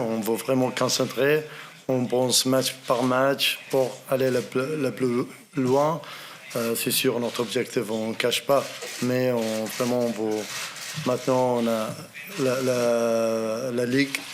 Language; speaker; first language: French; non-native, learner; Arabic